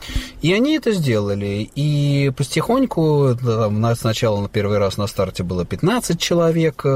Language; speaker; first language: Russian; native; Russian